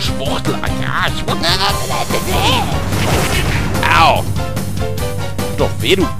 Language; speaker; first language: German; native; German